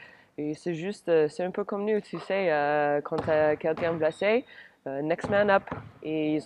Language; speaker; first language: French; non-native, learner; English